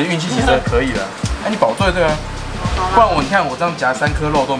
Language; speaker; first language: Chinese; native; Chinese